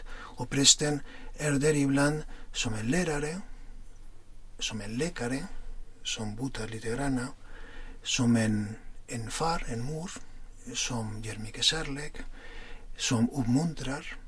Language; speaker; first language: Swedish; non-native, fluent; Spanish